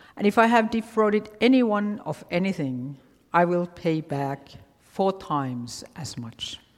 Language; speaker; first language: English; non-native, fluent; Finnish